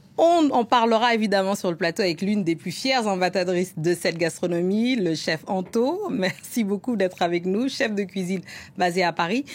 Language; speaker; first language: French; non-native, local second language; Wolof